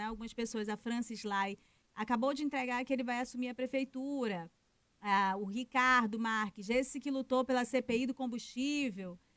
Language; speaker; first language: Portuguese; native; Portuguese